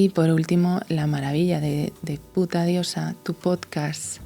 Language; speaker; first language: Spanish; native; Spanish